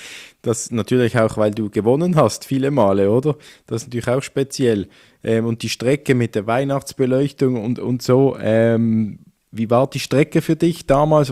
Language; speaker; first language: German; native; German